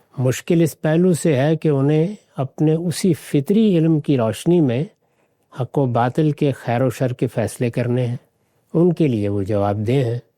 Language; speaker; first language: Urdu; native; Urdu